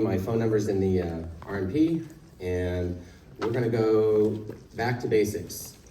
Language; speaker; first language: English; native; English